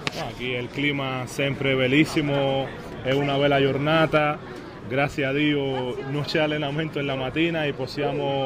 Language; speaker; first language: Italian; non-native, fluent; Spanish